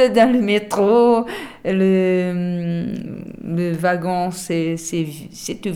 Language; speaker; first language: French; non-native, learner; Portuguese